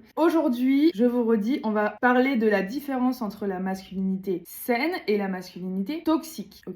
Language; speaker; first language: French; native; French